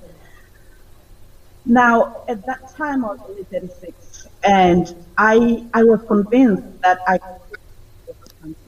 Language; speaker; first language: English; non-native, local second language; Shona